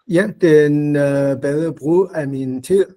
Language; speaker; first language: Danish; non-native, learner; English